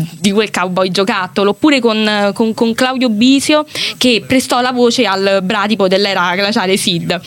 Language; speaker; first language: Italian; native; Italian